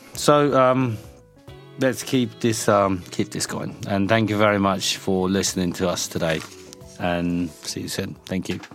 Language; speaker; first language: English; non-native, fluent; Japanese